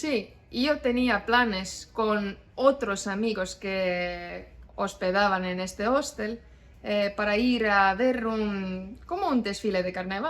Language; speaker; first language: Spanish; non-native, fluent; Estonian